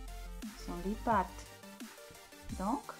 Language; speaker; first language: French; non-native, fluent; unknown